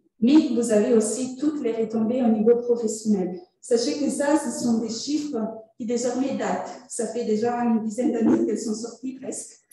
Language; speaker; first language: French; non-native, fluent; Italian